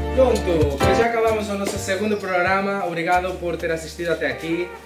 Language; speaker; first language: Portuguese; non-native, fluent; Spanish